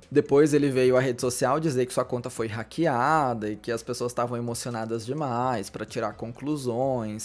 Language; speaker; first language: Portuguese; native; Portuguese